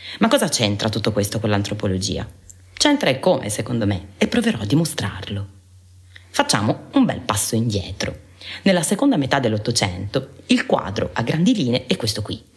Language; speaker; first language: Italian; native; Italian